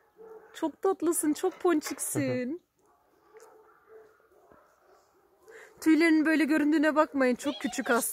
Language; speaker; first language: Turkish; native; Turkish